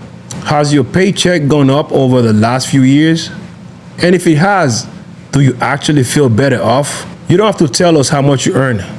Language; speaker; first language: English; native; English